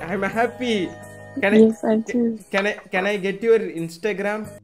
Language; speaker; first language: English; non-native, learner; Tamil